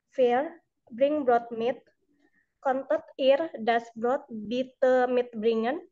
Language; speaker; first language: German; non-native, learner; Indonesian